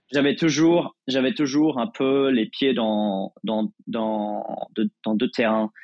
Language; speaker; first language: French; non-native, fluent; English